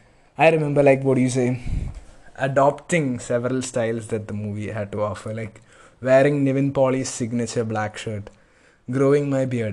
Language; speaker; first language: English; non-native, local second language; Malayalam